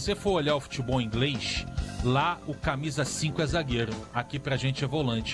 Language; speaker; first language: Portuguese; native; Portuguese